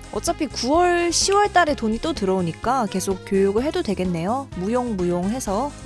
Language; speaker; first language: Korean; native; Korean